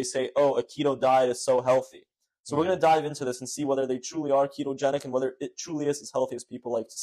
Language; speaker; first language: English; native; English